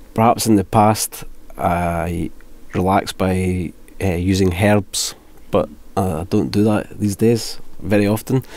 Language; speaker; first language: English; native; English